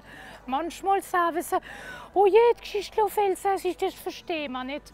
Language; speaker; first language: German; non-native, local second language; French